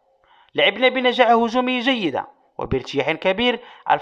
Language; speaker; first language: Arabic; native; Arabic